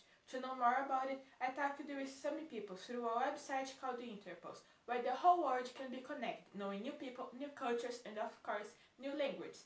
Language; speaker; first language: English; non-native, learner; Portuguese